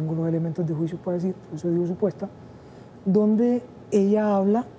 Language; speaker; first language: Spanish; native; Spanish